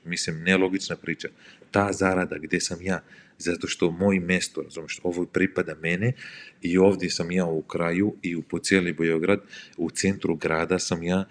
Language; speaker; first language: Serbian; non-native, learner; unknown